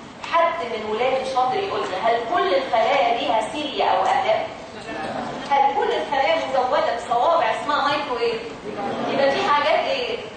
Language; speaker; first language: Arabic; native; Arabic